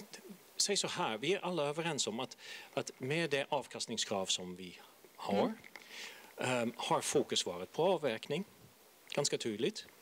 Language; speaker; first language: Swedish; non-native, fluent; Dutch